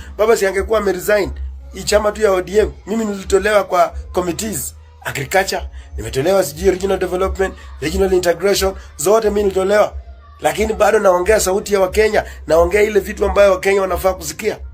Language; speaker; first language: Swahili; non-native, local second language; Luyia